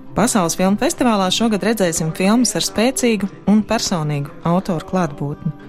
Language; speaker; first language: Latvian; native; Latvian